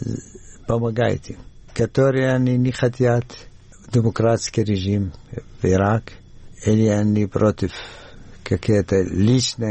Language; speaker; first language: Russian; non-native, learner; Arabic